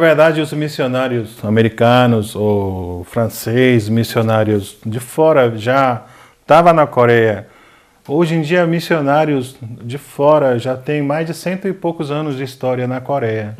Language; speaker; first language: Portuguese; non-native, fluent; Korean